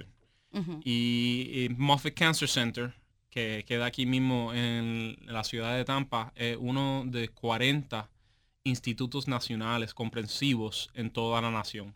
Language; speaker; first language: Spanish; native; Spanish